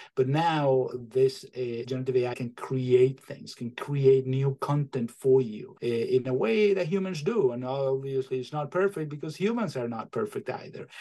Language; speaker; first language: English; non-native, fluent; Spanish